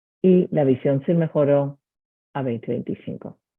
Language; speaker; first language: Spanish; early bilingual, heritage; Spanish